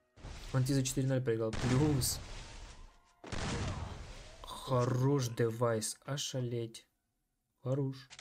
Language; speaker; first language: Russian; native; Russian